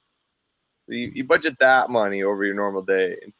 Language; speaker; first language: English; native; English